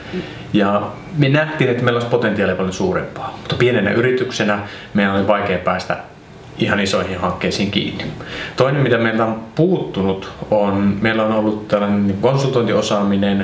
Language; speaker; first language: Finnish; native; Finnish